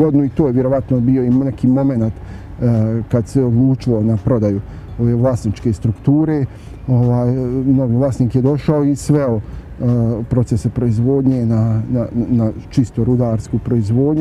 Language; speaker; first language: Bosnian; native; Bosnian